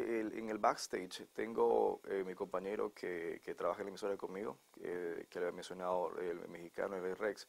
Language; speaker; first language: Spanish; native; Spanish